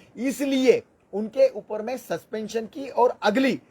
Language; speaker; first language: Hindi; non-native, local second language; Marathi